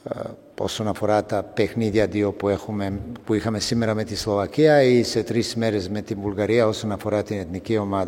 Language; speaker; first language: Greek; non-native, fluent; Serbian